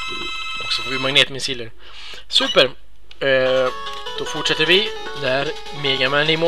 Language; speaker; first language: Swedish; native; Swedish